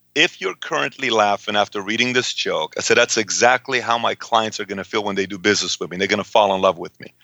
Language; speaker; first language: English; early bilingual, other home language; Persian